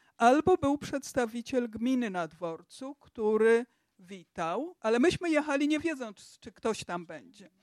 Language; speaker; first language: Polish; native; Polish